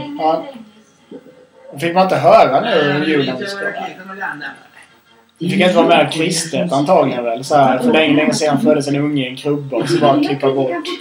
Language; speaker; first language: Swedish; native; Swedish